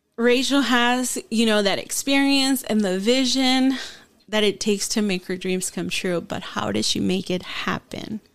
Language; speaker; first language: English; early bilingual, other home language; Spanish